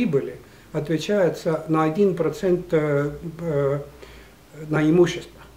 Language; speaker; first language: Russian; non-native, fluent; Estonian